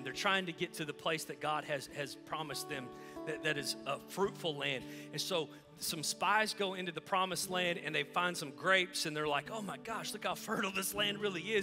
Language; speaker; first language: English; native; English